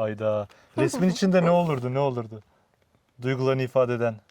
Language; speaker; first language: Turkish; native; Turkish